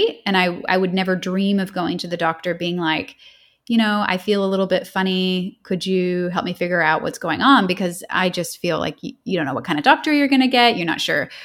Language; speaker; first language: English; native; English